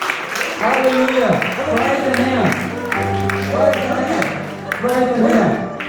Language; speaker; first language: German; non-native, fluent; Korean